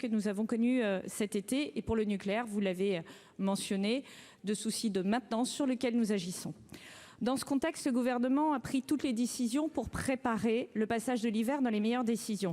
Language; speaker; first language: French; native; French